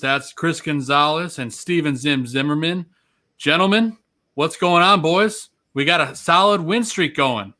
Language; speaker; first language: English; native; English